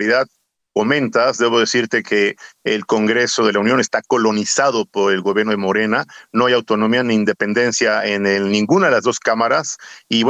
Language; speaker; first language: Spanish; native; Spanish